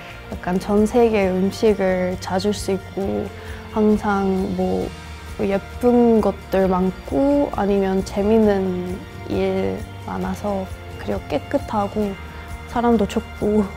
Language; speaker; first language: Korean; non-native, fluent; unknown